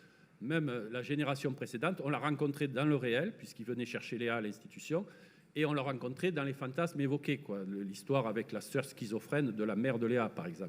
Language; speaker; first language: French; native; French